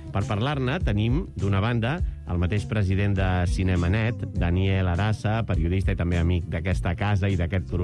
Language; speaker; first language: Catalan; native; Catalan